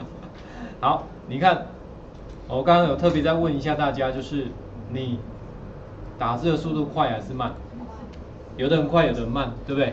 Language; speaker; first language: Chinese; native; Chinese